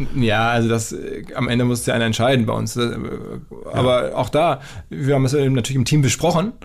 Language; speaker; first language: German; native; German